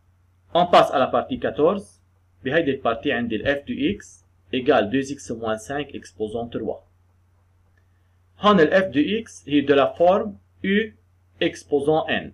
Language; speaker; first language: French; non-native, local second language; Arabic